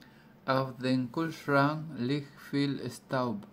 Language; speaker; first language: German; non-native, learner; Spanish